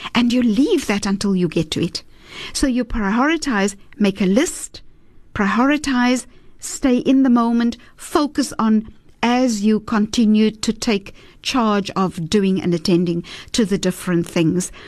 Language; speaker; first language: English; early bilingual, other home language; Afrikaans